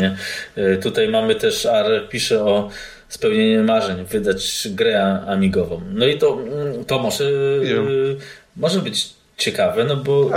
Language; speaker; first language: Polish; native; Polish